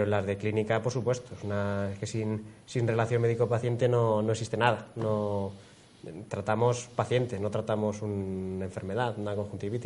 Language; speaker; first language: Spanish; native; Spanish